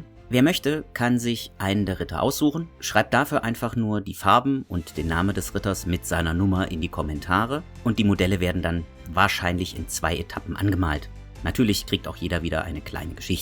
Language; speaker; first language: German; native; German